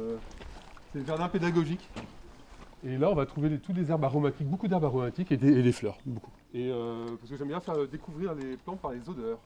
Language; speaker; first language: French; native; French